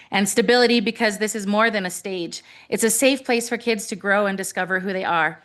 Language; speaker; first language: English; native; English